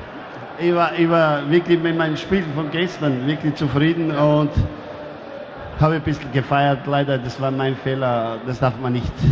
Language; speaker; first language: German; non-native, fluent; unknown